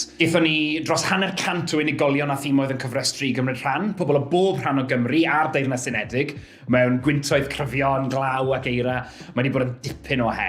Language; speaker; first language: Welsh; native; Welsh